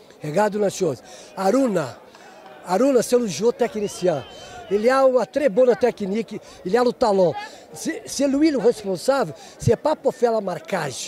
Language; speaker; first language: French; non-native, fluent; Portuguese